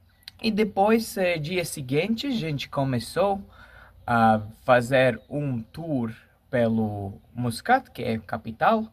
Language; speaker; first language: Portuguese; non-native, fluent; Latvian